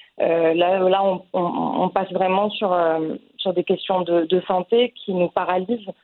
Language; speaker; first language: French; non-native, local second language; Arabic